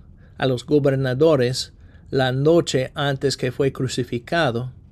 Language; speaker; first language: Spanish; non-native, fluent; English